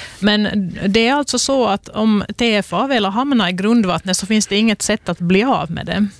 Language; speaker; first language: Swedish; native; Swedish